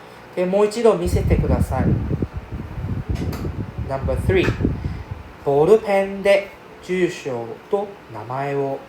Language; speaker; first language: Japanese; non-native, fluent; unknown